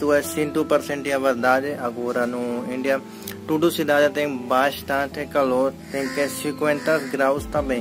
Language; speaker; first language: Portuguese; non-native, learner; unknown